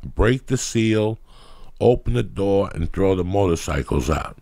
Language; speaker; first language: English; native; English